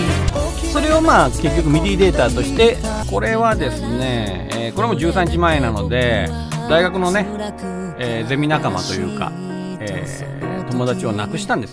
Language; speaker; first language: Japanese; native; Japanese